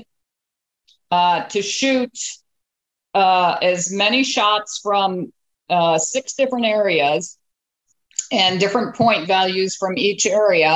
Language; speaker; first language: English; native; English